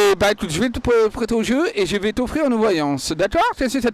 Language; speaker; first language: French; native; French